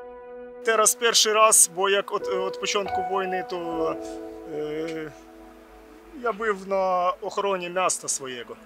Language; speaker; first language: Polish; non-native, learner; Ukrainian